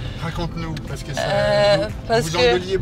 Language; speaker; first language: French; native; French